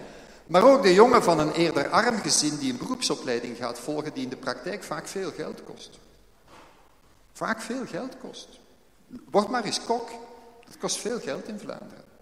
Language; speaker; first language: Dutch; native; Dutch